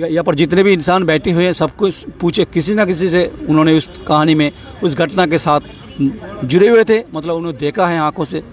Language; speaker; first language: Hindi; non-native, local second language; Bangla